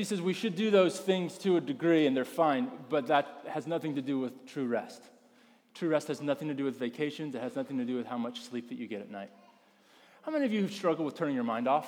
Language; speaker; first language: English; native; English